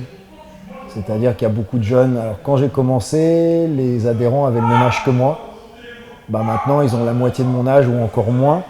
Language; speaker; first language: French; native; French